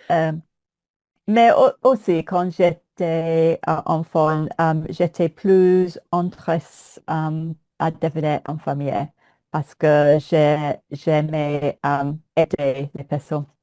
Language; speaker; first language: French; non-native, learner; English